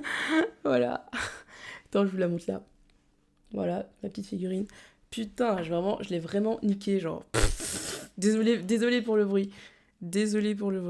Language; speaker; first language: French; native; French